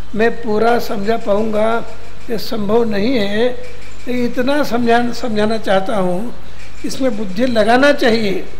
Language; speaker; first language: Hindi; non-native, local second language; Kannada